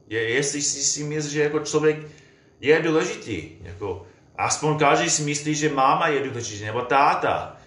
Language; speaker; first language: Czech; non-native, fluent; English